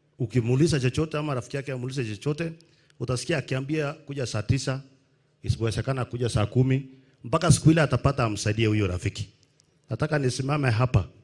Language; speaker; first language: Swahili; non-native, local second language; Kalenjin